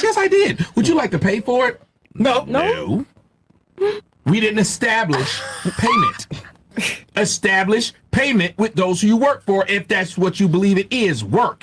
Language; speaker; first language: English; native; English